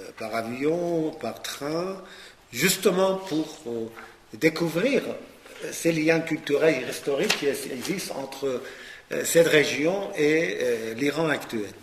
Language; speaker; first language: French; non-native, fluent; Persian